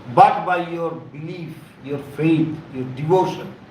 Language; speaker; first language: English; non-native, local second language; Bangla